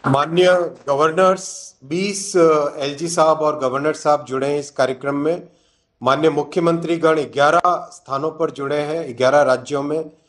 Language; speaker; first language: Hindi; native; Hindi